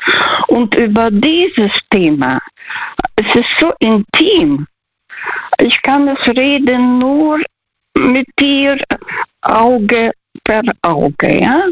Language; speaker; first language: German; non-native, fluent; Russian